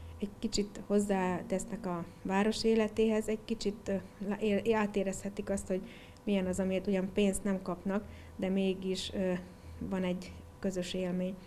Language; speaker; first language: Hungarian; native; Hungarian